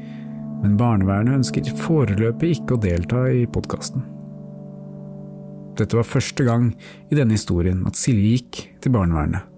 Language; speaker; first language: Norwegian; native; Norwegian